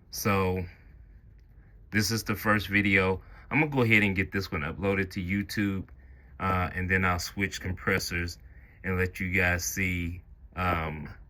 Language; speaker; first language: English; native; English